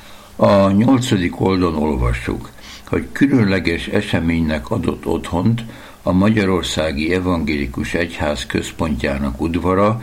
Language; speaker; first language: Hungarian; native; Hungarian